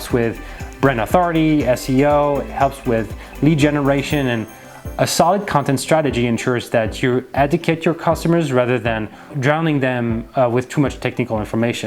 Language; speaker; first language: English; non-native, fluent; French